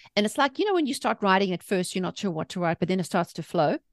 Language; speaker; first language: English; native; English